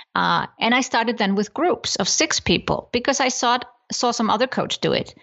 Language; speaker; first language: English; non-native, fluent; Icelandic